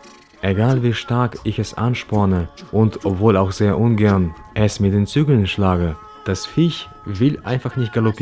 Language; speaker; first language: German; native; German